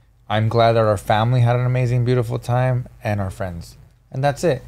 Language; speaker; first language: English; early bilingual, other home language; Spanish